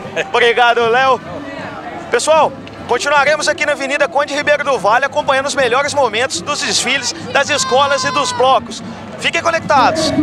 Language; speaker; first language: Portuguese; native; Portuguese